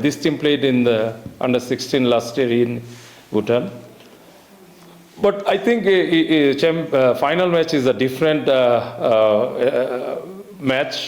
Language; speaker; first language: English; non-native, local second language; Bangla